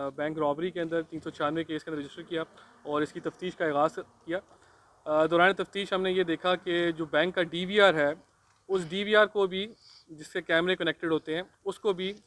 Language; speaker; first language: Urdu; non-native, local second language; Pashto